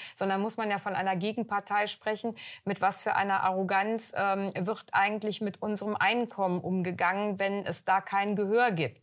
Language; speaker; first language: German; native; German